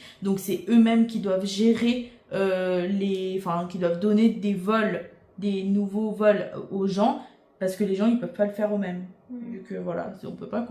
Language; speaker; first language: French; native; French